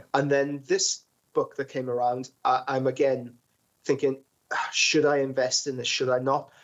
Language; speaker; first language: English; native; English